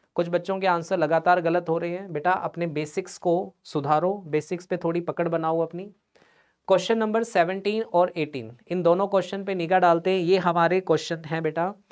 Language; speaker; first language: Hindi; non-native, local second language; Punjabi